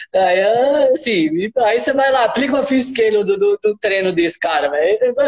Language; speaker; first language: Portuguese; native; Portuguese